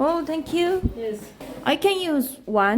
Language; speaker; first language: English; non-native, learner; Japanese